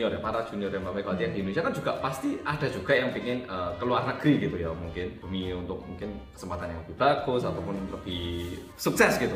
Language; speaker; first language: Indonesian; native; Indonesian